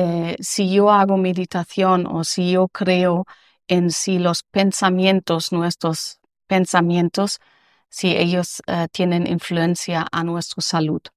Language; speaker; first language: Spanish; non-native, learner; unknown